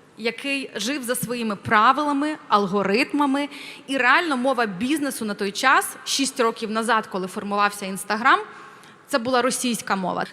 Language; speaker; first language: Ukrainian; non-native, local second language; Russian